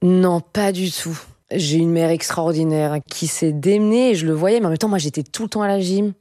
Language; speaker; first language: French; native; French